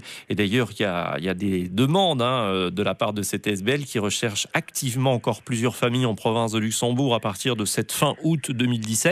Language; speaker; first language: French; native; French